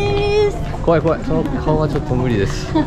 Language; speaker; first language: Japanese; native; Japanese